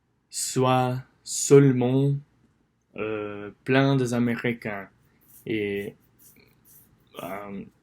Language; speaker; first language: French; non-native, learner; English